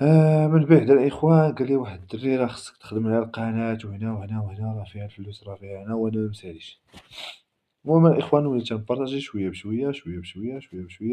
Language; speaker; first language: Arabic; native; Arabic